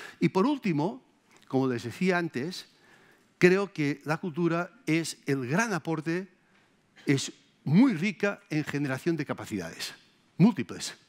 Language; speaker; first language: Spanish; native; Spanish